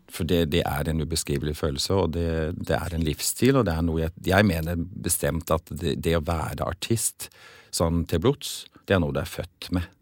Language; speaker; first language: Norwegian; early bilingual, other home language; English